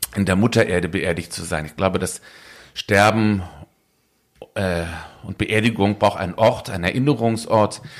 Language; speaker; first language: German; native; German